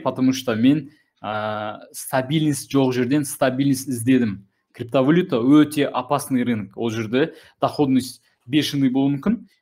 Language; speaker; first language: Russian; non-native, local second language; Kazakh